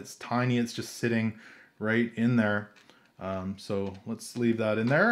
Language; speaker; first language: English; native; English